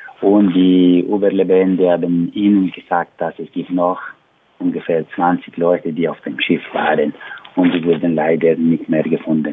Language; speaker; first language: German; non-native, learner; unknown